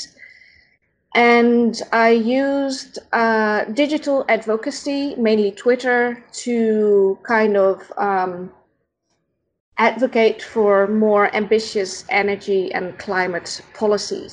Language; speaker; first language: English; non-native, fluent; Dutch